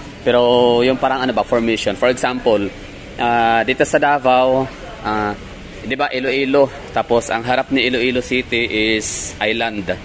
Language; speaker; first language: Filipino; non-native, local second language; Cebuano